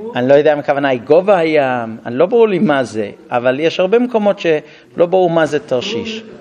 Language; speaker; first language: Hebrew; non-native, fluent; English